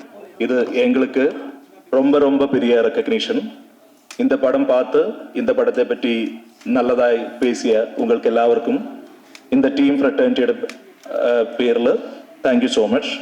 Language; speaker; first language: Tamil; non-native, learner; Malayalam